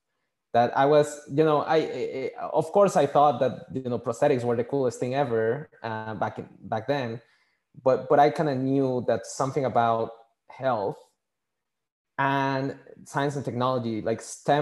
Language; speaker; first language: English; non-native, fluent; Spanish